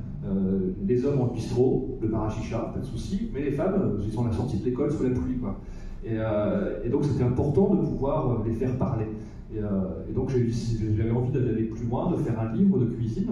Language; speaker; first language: French; native; French